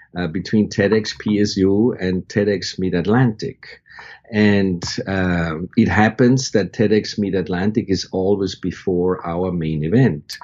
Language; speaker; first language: English; non-native, fluent; German